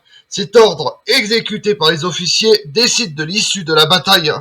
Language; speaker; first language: French; native; French